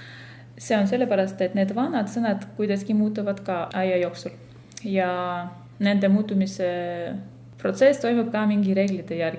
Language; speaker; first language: Estonian; non-native, fluent; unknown